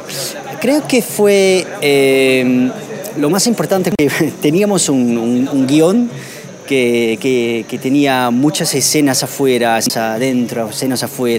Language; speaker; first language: Spanish; non-native, learner; Dutch